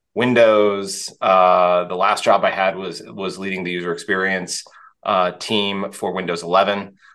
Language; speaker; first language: English; native; English